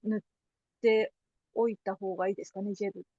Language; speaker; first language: Japanese; native; Japanese